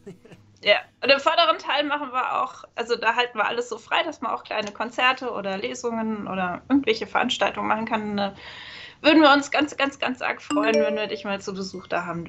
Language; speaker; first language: German; native; German